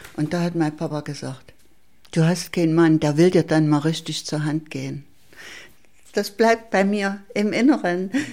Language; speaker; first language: German; native; German